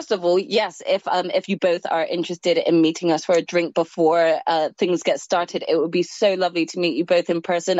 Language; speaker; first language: English; native; English